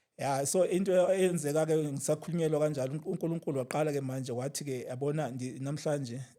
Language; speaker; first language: Zulu; native; Zulu